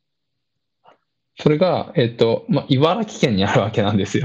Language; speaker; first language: Japanese; early bilingual, other home language; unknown